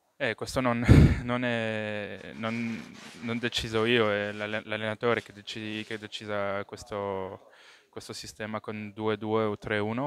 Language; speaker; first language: Italian; non-native, local second language; French